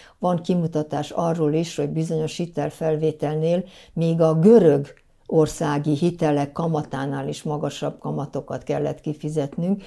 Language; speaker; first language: Hungarian; native; Hungarian